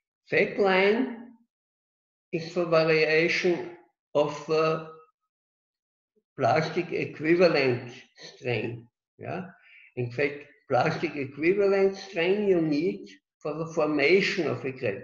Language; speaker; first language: English; non-native, fluent; German